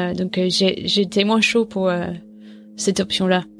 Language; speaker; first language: French; non-native, fluent; English